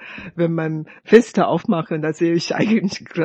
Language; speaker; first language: German; non-native, fluent; Chinese